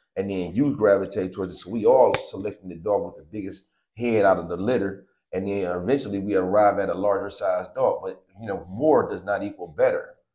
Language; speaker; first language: English; native; English